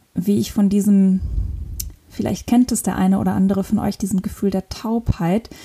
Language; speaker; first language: German; non-native, local second language; Luxembourgish